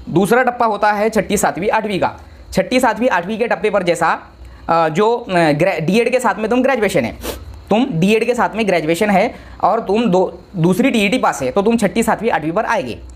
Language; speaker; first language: Hindi; non-native, local second language; Marathi